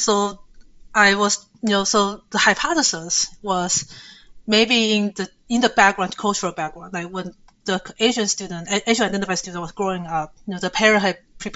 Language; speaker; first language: English; early bilingual, other home language; Chinese